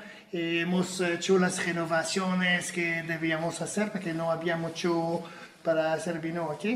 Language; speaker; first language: Spanish; non-native, fluent; French